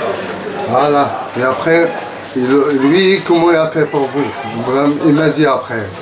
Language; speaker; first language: French; non-native, learner; Arabic